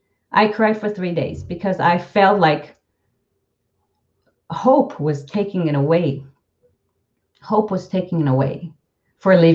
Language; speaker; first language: English; non-native, fluent; Hebrew